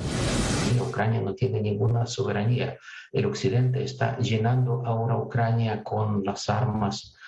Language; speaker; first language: Spanish; non-native, fluent; Russian